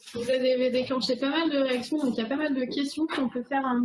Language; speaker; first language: French; native; French